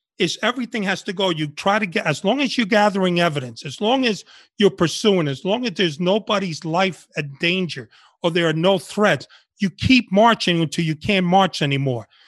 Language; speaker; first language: English; early bilingual, other home language; Spanish